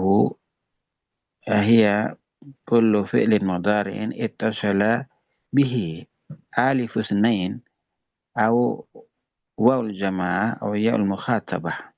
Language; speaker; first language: Arabic; non-native, fluent; Indonesian